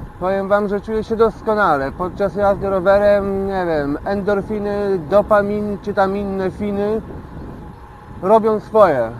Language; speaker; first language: Polish; native; Polish